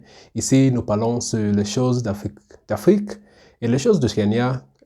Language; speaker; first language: French; non-native, learner; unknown